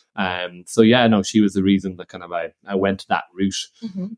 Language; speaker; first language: English; native; English